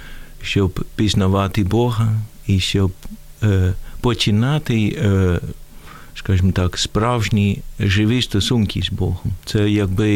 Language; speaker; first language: Ukrainian; non-native, fluent; Dutch